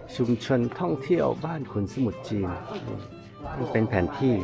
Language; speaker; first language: Thai; native; Thai